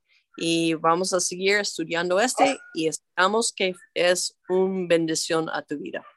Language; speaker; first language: Spanish; non-native, fluent; English